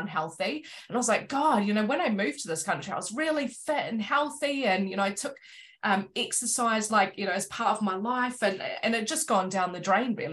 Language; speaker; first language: English; native; English